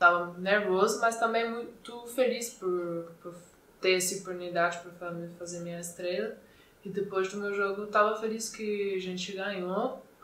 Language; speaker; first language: Portuguese; non-native, fluent; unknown